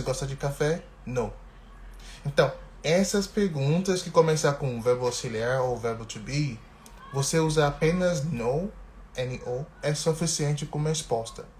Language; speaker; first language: Portuguese; non-native, fluent; English